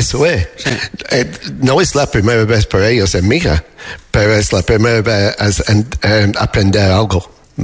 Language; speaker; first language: Spanish; non-native, learner; English